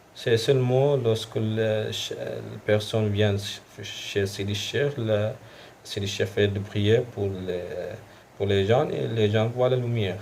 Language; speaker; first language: French; non-native, local second language; Arabic